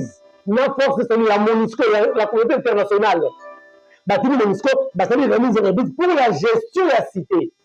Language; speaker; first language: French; non-native, local second language; Lingala